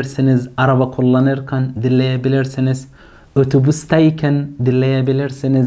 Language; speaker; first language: Turkish; non-native, fluent; Arabic